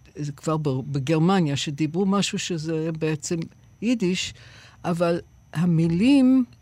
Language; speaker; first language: Hebrew; non-native, fluent; English